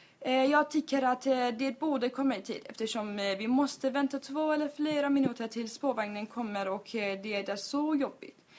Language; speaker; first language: Swedish; non-native, learner; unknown